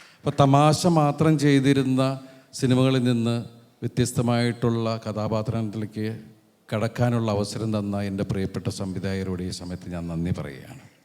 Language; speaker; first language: Malayalam; native; Malayalam